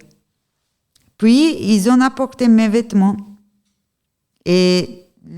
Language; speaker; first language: French; non-native, learner; Turkish